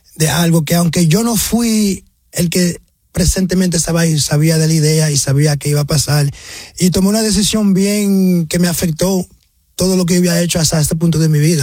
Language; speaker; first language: Spanish; early bilingual, heritage; Spanish